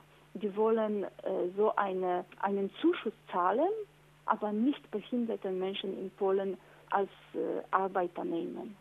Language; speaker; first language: German; non-native, learner; Polish